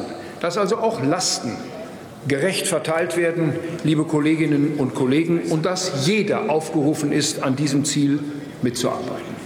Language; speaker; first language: German; native; German